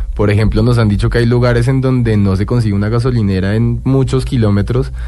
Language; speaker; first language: Spanish; native; Spanish